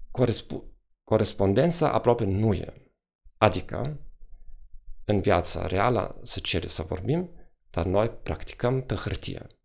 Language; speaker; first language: Romanian; non-native, fluent; German